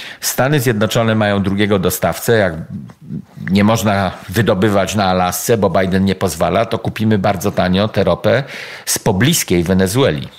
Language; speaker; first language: Polish; native; Polish